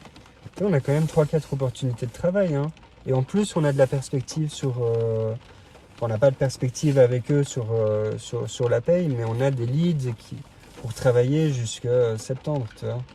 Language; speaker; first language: French; native; French